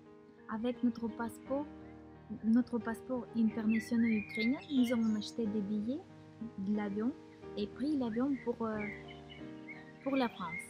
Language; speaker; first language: French; non-native, fluent; Russian